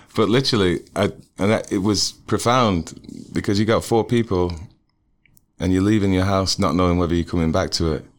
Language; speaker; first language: English; native; English